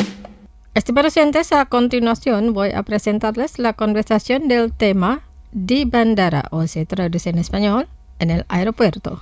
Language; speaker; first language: Spanish; non-native, fluent; Indonesian